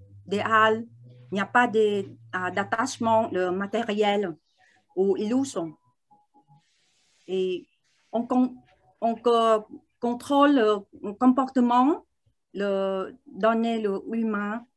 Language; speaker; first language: French; non-native, learner; Vietnamese